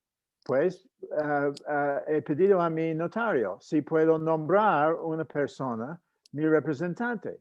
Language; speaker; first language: Spanish; non-native, fluent; English